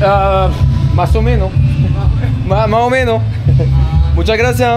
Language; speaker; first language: Spanish; non-native, learner; French